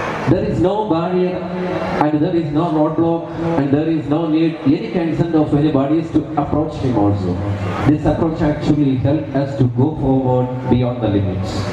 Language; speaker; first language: English; non-native, local second language; Malayalam